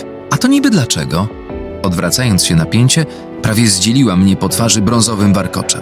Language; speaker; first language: Polish; native; Polish